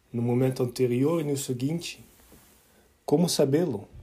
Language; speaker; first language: Portuguese; early bilingual, other home language; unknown